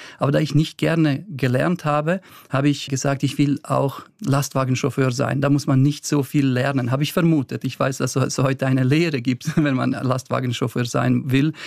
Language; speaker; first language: German; early bilingual, other home language; Bosnian